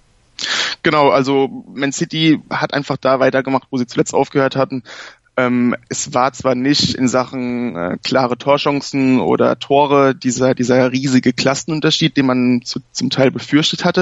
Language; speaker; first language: German; native; German